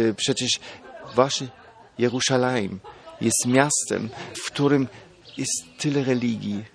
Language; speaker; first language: Polish; non-native, fluent; German